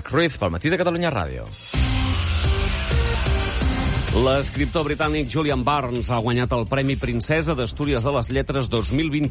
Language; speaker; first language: Catalan; native; Catalan